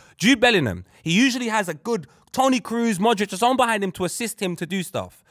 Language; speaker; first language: English; native; English